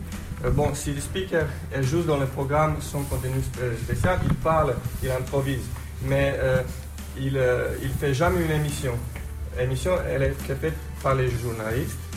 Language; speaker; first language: French; non-native, fluent; Slovenian